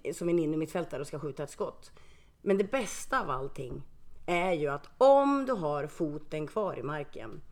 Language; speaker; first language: Swedish; early bilingual, other home language; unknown